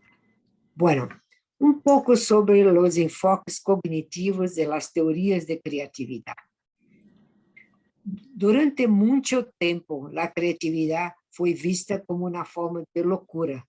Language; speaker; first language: Spanish; non-native, fluent; Portuguese